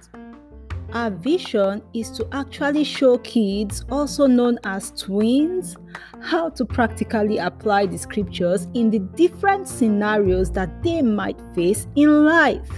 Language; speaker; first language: English; non-native, local second language; Yoruba